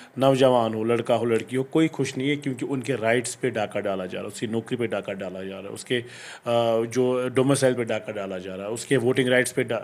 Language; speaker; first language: Hindi; non-native, local second language; Kashmiri